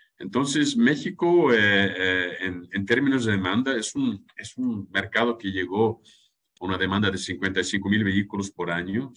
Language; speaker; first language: Spanish; non-native, fluent; German